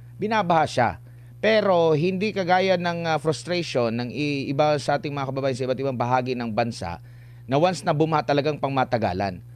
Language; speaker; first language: Filipino; non-native, local second language; Cebuano